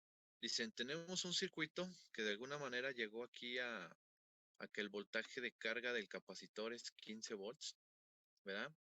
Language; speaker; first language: Spanish; native; Spanish